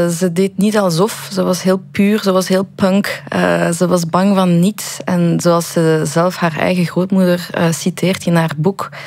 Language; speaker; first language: Dutch; early bilingual, other home language; Persian